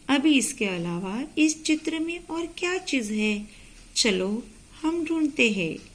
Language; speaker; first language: Hindi; non-native, local second language; Marathi